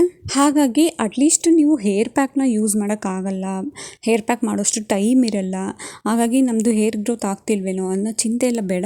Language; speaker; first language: Kannada; native; Kannada